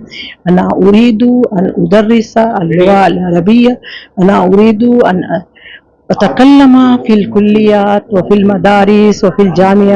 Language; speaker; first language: Arabic; non-native, fluent; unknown